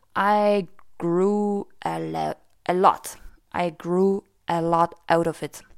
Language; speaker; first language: English; non-native, fluent; German